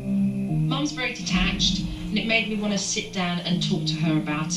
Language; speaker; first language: English; native; English